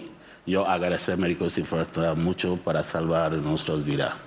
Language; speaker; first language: Spanish; non-native, learner; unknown